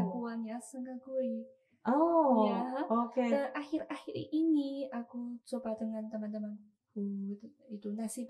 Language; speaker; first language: Indonesian; non-native, learner; Chinese